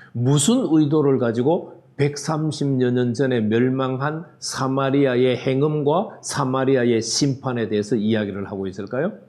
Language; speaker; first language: Korean; native; Korean